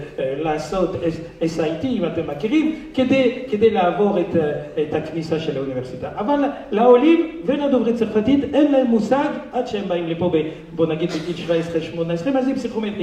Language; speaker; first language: Hebrew; non-native, fluent; French